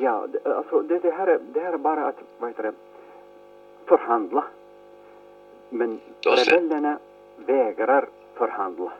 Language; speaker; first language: Swedish; non-native, fluent; Arabic